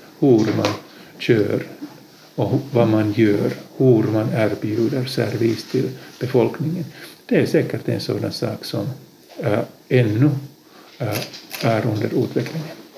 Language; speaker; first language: Swedish; non-native, local second language; Finnish